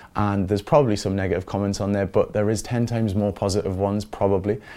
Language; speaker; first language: English; native; English